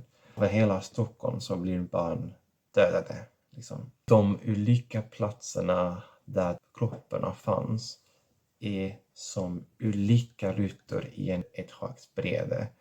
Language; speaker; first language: Swedish; non-native, fluent; Catalan